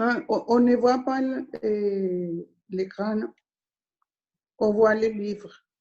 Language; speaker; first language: French; non-native, learner; Spanish